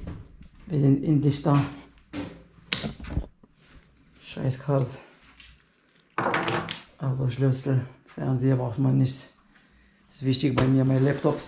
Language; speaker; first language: German; non-native, fluent; Arabic